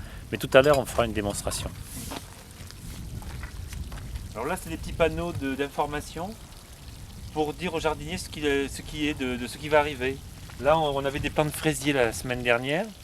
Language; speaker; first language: French; native; French